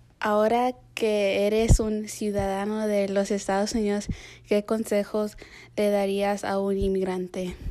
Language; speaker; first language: Spanish; early bilingual, heritage; Spanish